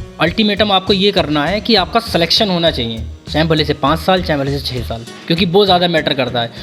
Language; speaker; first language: Hindi; native; Hindi